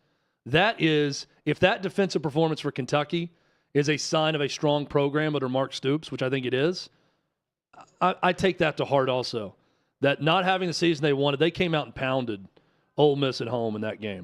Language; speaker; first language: English; native; English